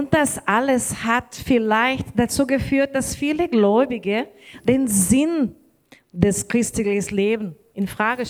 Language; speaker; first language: German; non-native, learner; Portuguese